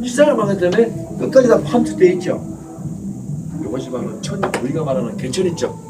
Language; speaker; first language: Korean; native; Korean